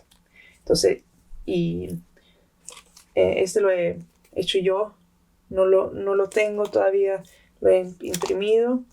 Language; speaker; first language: Spanish; early bilingual, heritage; Spanish